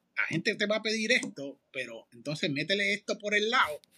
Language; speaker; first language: Spanish; native; Spanish